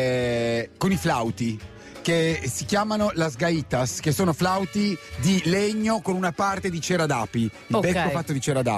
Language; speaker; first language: Italian; native; Italian